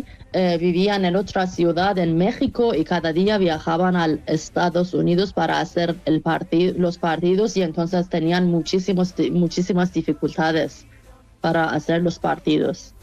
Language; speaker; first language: Spanish; non-native, fluent; Persian